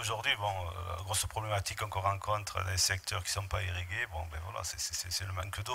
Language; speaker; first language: French; native; French